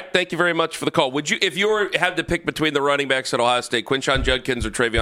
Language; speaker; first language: English; native; English